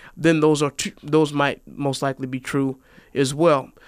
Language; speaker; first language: English; native; English